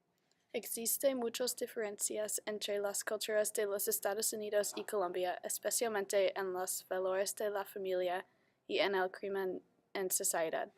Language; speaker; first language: Spanish; non-native, learner; English